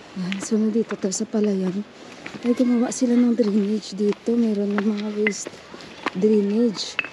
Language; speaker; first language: Filipino; native; Filipino